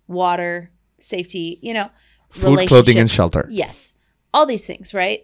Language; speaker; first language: English; native; English